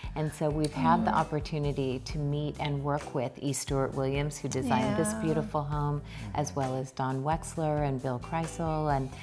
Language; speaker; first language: English; native; English